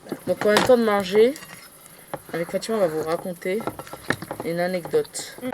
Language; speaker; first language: French; early bilingual, heritage; Arabic